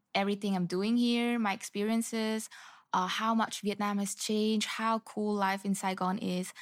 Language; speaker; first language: English; non-native, fluent; Swiss German